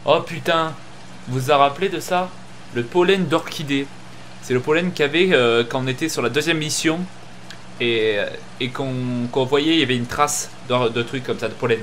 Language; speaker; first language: French; native; French